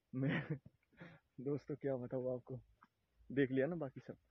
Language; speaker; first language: Hindi; non-native, local second language; Bangla